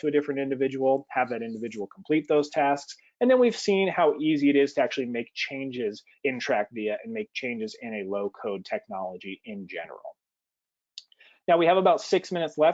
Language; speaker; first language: English; native; English